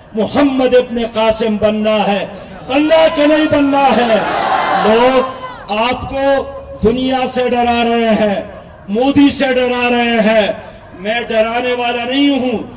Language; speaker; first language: Urdu; non-native, local second language; Pashto